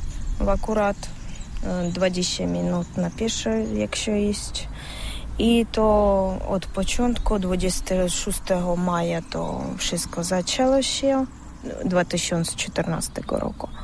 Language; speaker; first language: Polish; non-native, learner; Ukrainian